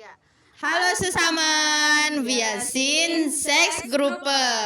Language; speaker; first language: German; non-native, learner; Indonesian